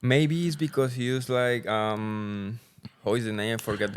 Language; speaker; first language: English; non-native, learner; Spanish